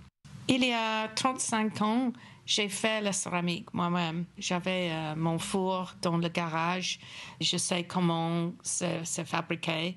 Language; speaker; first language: French; non-native, fluent; English